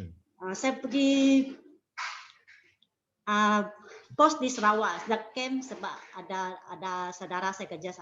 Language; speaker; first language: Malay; non-native, local second language; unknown